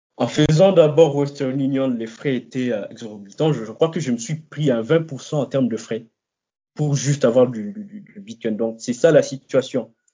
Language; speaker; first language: French; non-native, local second language; Lingala